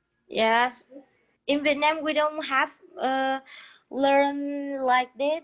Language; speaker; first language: English; non-native, learner; Vietnamese